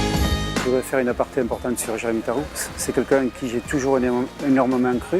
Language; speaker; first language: French; native; French